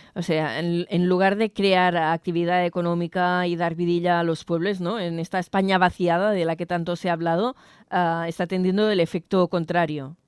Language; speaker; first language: Spanish; non-native, local second language; Catalan